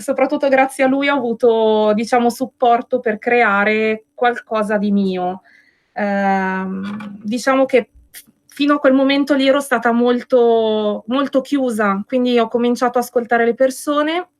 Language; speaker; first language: Italian; native; Italian